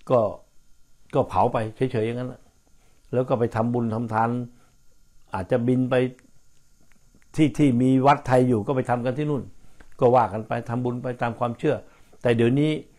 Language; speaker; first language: Thai; native; Thai